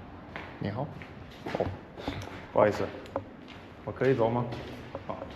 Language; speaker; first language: Chinese; non-native, learner; English